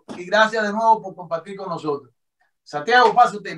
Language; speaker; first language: Spanish; native; Spanish